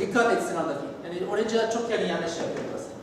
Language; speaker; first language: Turkish; non-native, learner; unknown